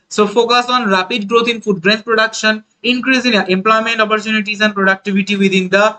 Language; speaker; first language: English; non-native, local second language; Bangla